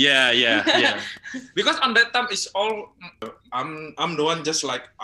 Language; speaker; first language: English; non-native, learner; Indonesian